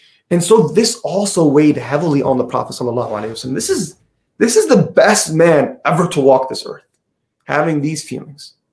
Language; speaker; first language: English; native; English